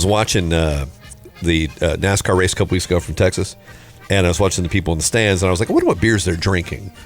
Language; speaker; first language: English; native; English